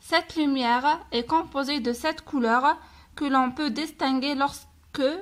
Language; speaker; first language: French; non-native, local second language; Arabic